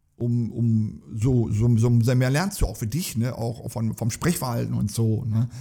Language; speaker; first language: German; native; German